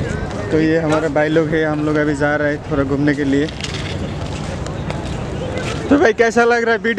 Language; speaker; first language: Hindi; non-native, local second language; Assamese